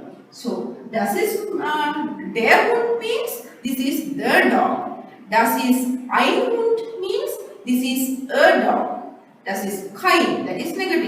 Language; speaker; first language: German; non-native, fluent; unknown